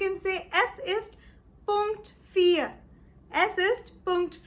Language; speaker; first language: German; non-native, fluent; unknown